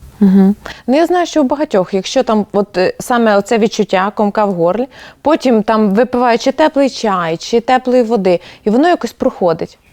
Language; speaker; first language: Ukrainian; native; Ukrainian